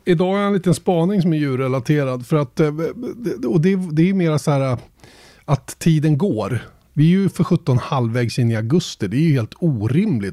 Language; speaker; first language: Swedish; native; Swedish